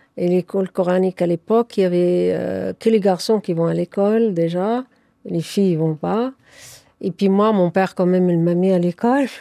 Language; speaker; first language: French; non-native, fluent; Arabic